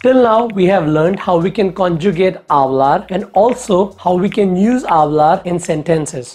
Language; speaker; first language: English; non-native, local second language; Hindi